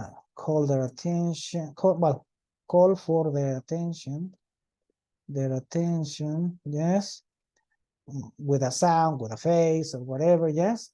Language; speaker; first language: English; non-native, fluent; Spanish